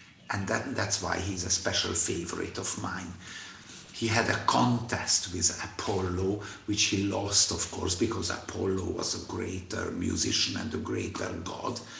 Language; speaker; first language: English; non-native, fluent; Hungarian